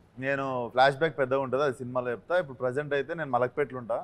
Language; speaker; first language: Telugu; native; Telugu